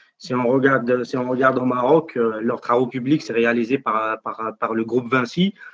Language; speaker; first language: French; non-native, local second language; Arabic